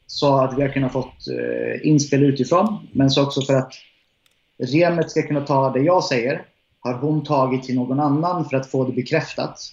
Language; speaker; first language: Swedish; native; Swedish